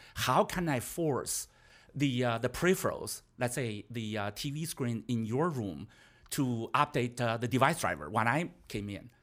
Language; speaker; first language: English; non-native, fluent; Chinese